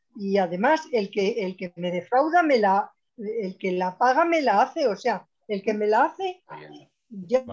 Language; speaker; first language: Spanish; native; Spanish